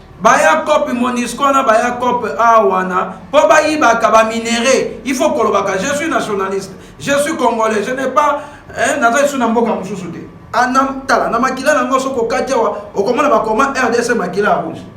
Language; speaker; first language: Lingala; native; Lingala